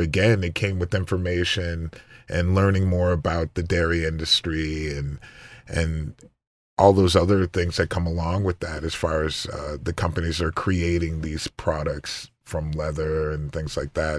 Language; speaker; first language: English; native; English